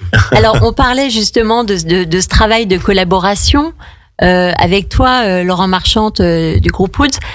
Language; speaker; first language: French; native; French